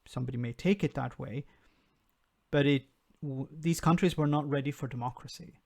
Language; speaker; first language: English; native; English